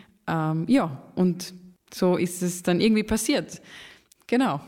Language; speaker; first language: German; native; German